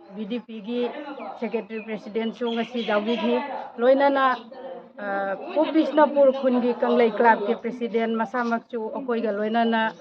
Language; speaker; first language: Manipuri; native; Manipuri